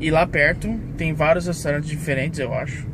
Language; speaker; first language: Portuguese; native; Portuguese